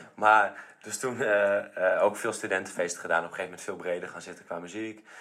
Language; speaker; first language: Dutch; native; Dutch